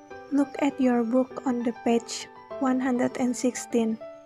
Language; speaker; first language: English; non-native, learner; Indonesian